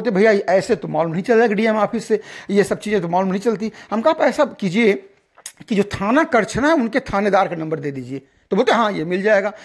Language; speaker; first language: Hindi; native; Hindi